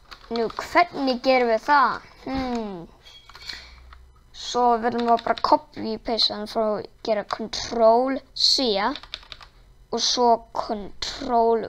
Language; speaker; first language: Icelandic; non-native, learner; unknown